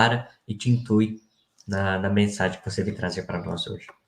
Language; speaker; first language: Portuguese; native; Portuguese